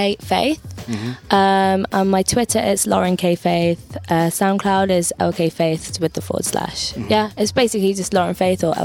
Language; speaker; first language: English; native; English